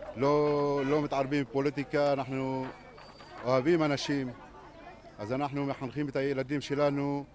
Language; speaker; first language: Hebrew; non-native, local second language; Arabic